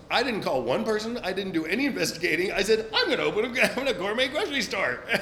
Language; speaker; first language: English; native; English